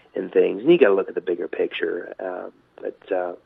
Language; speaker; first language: English; native; English